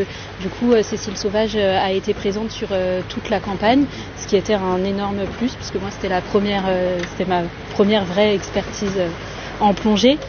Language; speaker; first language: French; native; French